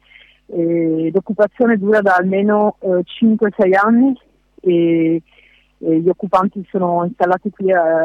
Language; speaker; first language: Italian; non-native, fluent; French